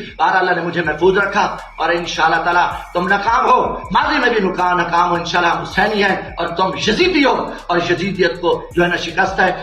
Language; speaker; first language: Urdu; non-native, local second language; Saraiki